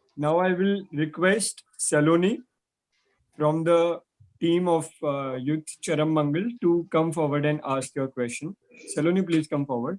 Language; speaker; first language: English; non-native, local second language; Hindi